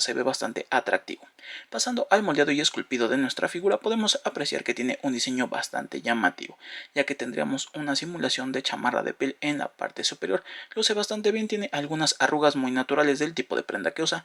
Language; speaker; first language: Spanish; native; Spanish